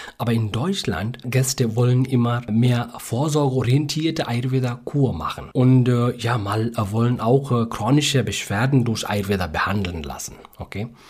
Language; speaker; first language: German; non-native, learner; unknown